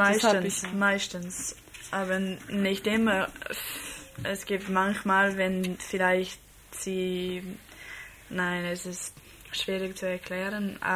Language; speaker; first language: German; non-native, learner; English